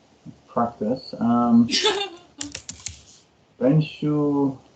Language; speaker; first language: English; non-native, learner; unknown